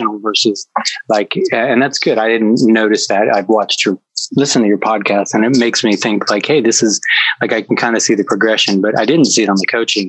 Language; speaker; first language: English; native; English